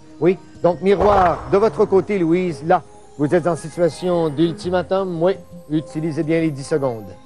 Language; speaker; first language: French; native; French